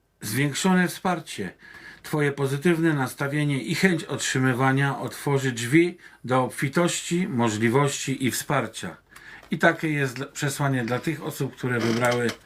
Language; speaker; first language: Polish; native; Polish